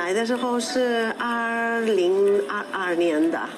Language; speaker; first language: Chinese; non-native, learner; Spanish